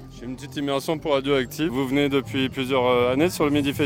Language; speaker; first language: French; native; French